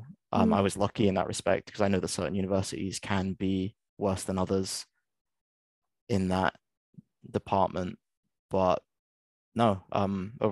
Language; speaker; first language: English; native; English